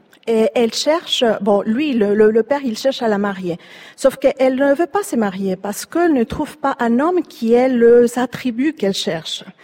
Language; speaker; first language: French; non-native, fluent; Spanish